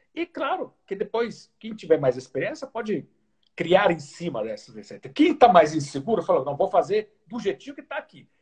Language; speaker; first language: Portuguese; non-native, fluent; Italian